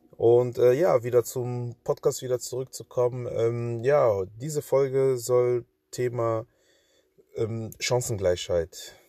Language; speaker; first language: German; early bilingual, other home language; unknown